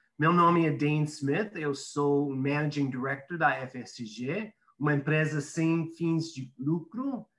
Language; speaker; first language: Portuguese; non-native, fluent; English